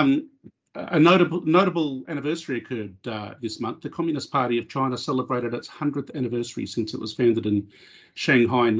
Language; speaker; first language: English; native; English